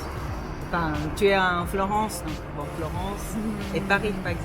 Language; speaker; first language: French; non-native, fluent; Japanese